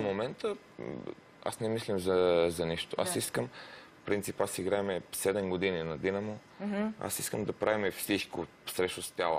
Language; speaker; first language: Bulgarian; non-native, learner; Romanian